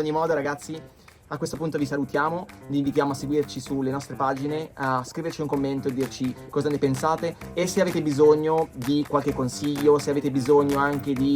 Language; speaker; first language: Italian; native; Italian